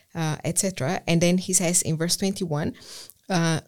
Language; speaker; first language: English; non-native, fluent; Amharic